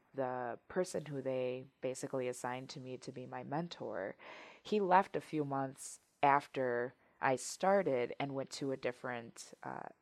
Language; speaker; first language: English; native; English